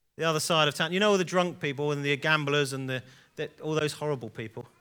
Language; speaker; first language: English; native; English